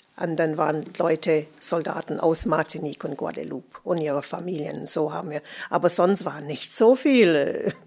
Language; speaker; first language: German; non-native, fluent; English